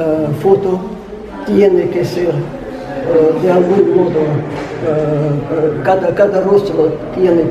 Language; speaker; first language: Spanish; non-native, fluent; Russian